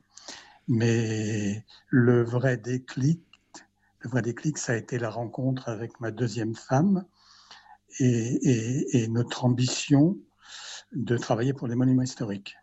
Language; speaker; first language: French; native; French